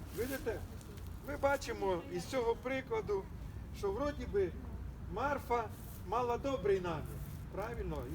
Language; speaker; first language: Ukrainian; non-native, local second language; Russian